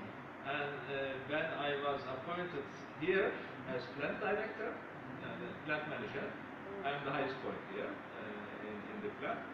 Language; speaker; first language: English; non-native, fluent; Turkish